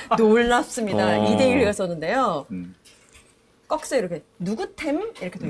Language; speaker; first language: Korean; native; Korean